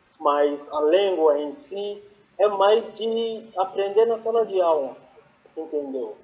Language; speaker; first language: Portuguese; non-native, fluent; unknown